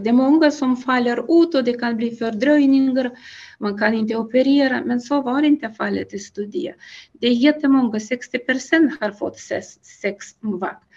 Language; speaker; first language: Swedish; non-native, fluent; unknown